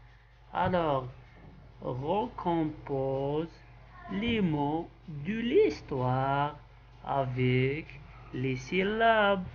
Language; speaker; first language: French; non-native, local second language; Arabic